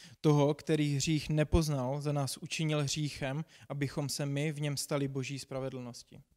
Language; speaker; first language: Czech; non-native, fluent; English